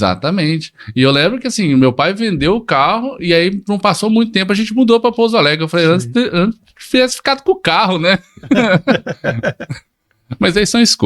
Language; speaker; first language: Portuguese; native; Portuguese